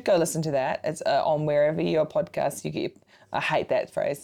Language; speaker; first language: English; native; English